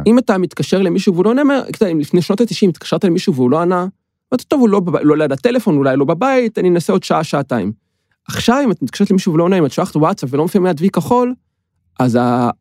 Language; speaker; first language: Hebrew; native; Hebrew